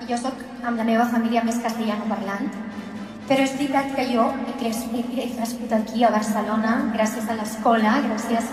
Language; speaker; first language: Catalan; non-native, local second language; Spanish